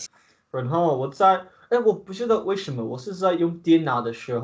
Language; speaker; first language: Chinese; non-native, learner; English